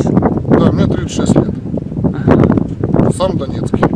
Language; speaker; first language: Russian; native; Russian